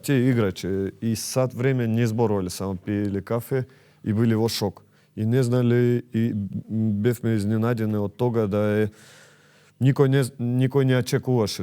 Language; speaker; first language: Macedonian; non-native, learner; Russian